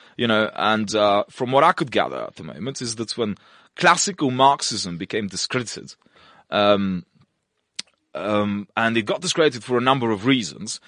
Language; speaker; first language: English; non-native, fluent; Russian